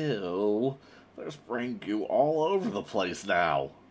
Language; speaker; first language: English; native; English